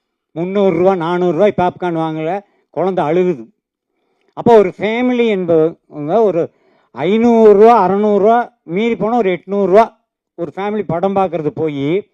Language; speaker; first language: Tamil; native; Tamil